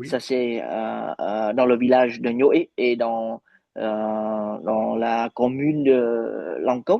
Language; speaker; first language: French; non-native, fluent; Vietnamese